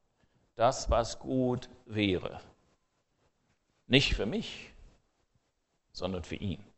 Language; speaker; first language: German; non-native, fluent; English